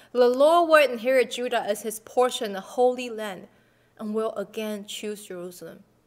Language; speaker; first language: English; non-native, fluent; Chinese